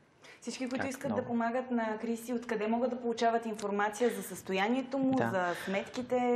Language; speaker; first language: Bulgarian; native; Bulgarian